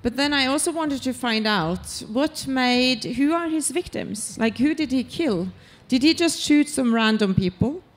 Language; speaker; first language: English; non-native, fluent; Norwegian